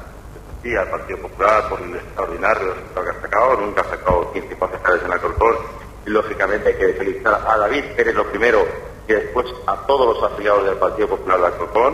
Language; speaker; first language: Spanish; native; Spanish